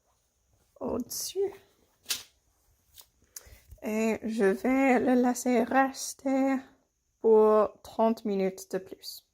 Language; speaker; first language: French; non-native, fluent; English